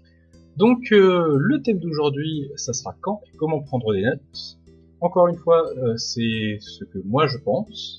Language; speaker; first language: French; native; French